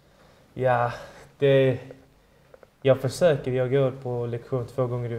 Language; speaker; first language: Swedish; early bilingual, other home language; Persian